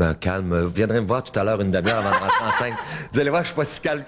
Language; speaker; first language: French; native; French